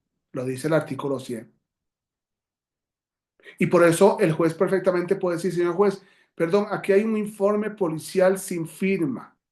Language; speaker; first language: Spanish; native; Spanish